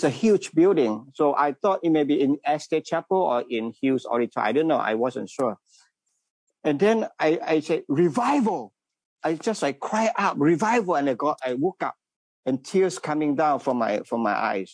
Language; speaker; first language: English; non-native, local second language; Min Nan Chinese